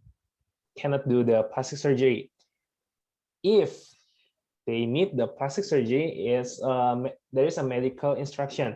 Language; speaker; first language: English; non-native, fluent; Indonesian